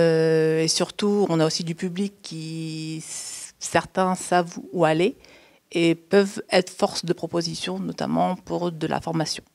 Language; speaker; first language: French; native; French